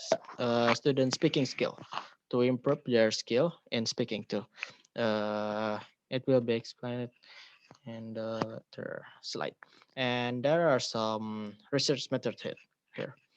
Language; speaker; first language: English; non-native, learner; Indonesian